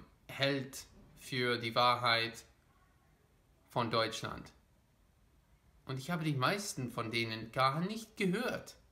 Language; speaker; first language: German; non-native, fluent; English